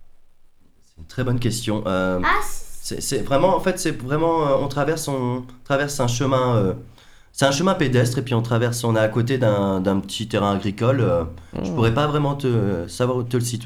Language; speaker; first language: French; native; French